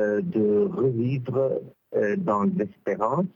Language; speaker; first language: French; non-native, local second language; Arabic